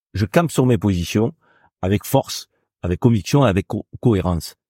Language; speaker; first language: French; native; French